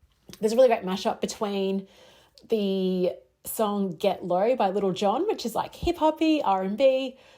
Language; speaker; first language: English; native; English